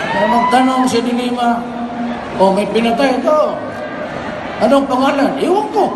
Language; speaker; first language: Filipino; non-native, local second language; Cebuano